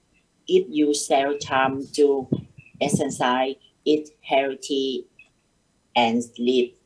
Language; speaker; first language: English; non-native, learner; Vietnamese